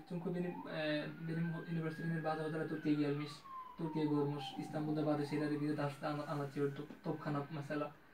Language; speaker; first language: Turkish; non-native, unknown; Bangla